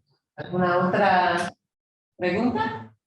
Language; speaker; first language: Spanish; non-native, fluent; English